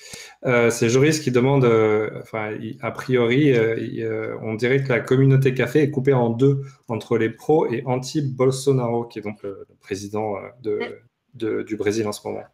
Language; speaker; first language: French; native; French